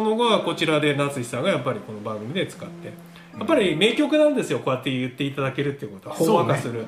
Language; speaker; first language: Japanese; native; Japanese